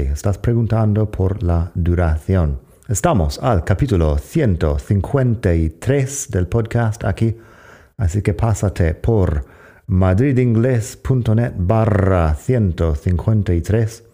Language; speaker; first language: Spanish; non-native, fluent; English